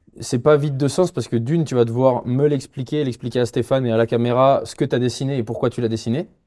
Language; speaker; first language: French; native; French